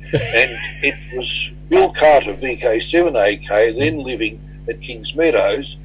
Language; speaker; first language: English; native; English